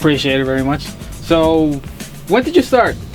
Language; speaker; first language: English; native; English